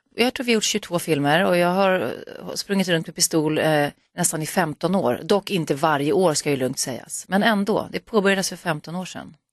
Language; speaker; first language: Swedish; native; Swedish